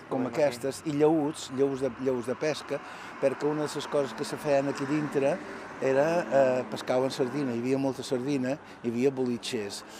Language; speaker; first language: Catalan; native; Catalan